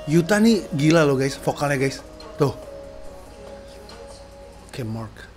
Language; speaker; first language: Indonesian; native; Indonesian